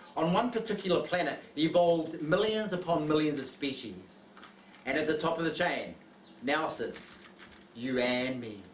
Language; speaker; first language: English; native; English